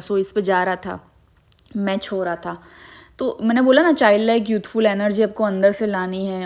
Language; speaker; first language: Hindi; native; Hindi